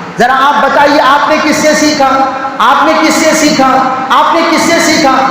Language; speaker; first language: Urdu; native; Urdu